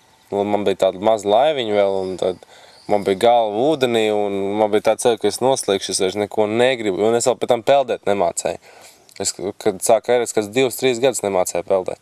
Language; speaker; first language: Latvian; native; Latvian